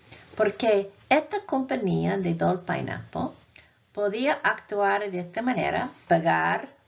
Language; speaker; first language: Spanish; non-native, fluent; English